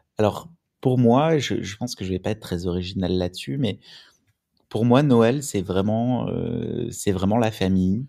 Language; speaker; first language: French; native; French